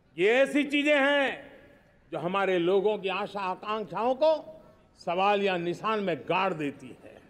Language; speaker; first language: Hindi; non-native, local second language; Gujarati